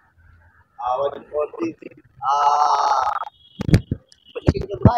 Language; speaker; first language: English; non-native, local second language; Filipino